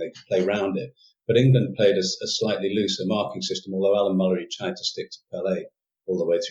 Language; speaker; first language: English; native; English